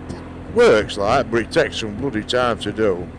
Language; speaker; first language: English; native; English